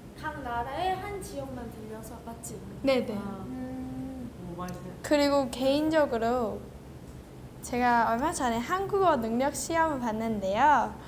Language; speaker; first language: Korean; non-native, learner; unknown